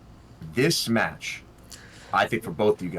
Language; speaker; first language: English; native; English